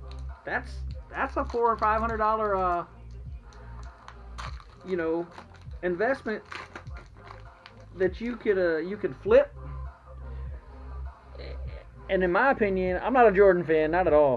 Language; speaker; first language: English; native; English